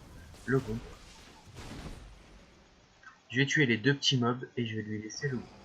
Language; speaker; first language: French; native; French